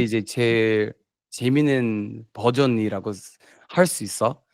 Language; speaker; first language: Korean; non-native, fluent; English